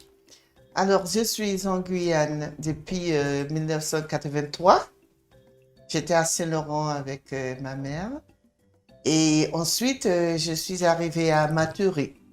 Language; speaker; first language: French; non-native, fluent; English